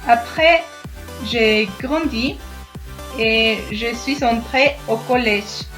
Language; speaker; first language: French; non-native, fluent; Spanish